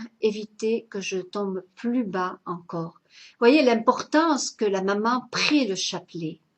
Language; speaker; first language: French; native; French